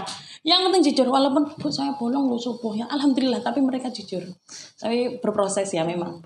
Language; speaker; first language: Indonesian; non-native, local second language; Javanese